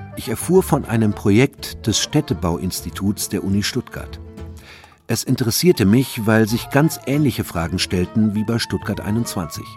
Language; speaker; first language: German; native; German